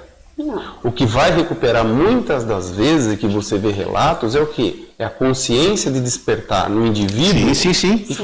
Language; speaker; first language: Portuguese; native; Portuguese